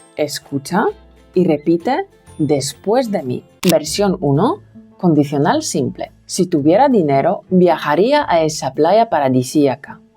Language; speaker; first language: Spanish; non-native, fluent; Polish